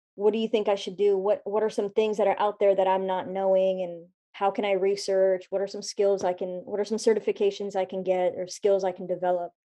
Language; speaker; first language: English; native; English